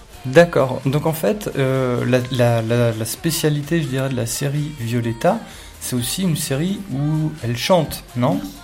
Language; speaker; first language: French; native; French